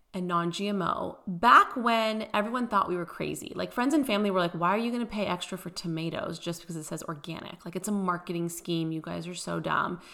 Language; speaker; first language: English; early bilingual, other home language; Persian